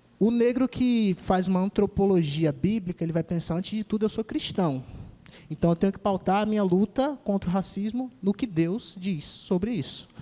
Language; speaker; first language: Portuguese; native; Portuguese